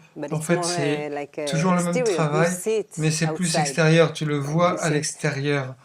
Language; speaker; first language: French; non-native, fluent; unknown